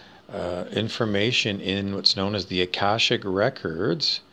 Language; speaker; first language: English; native; English